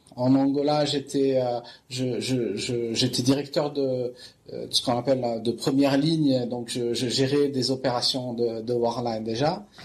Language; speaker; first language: French; non-native, local second language; Arabic